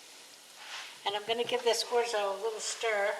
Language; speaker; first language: English; native; English